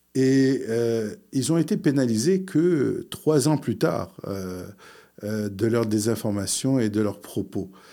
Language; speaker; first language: French; early bilingual, other home language; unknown